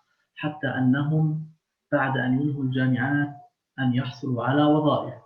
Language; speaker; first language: Arabic; native; Arabic